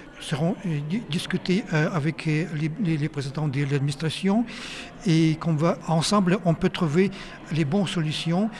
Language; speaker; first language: French; non-native, fluent; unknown